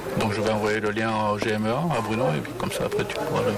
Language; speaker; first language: French; native; French